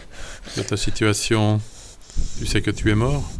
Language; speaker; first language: French; native; French